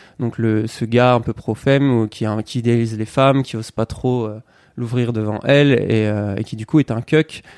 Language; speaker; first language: French; native; French